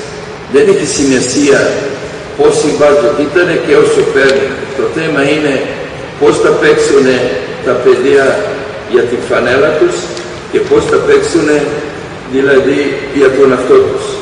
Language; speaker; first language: Greek; non-native, fluent; Serbian